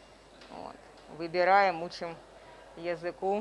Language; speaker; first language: Russian; native; Russian